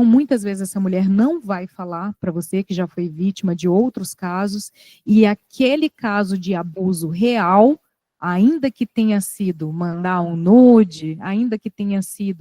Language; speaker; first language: Portuguese; native; Portuguese